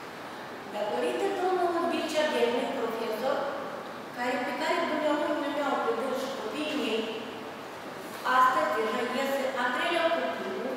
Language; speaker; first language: Romanian; non-native, local second language; Russian